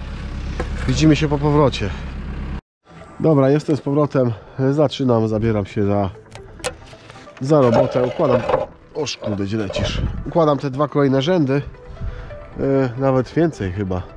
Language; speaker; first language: Polish; native; Polish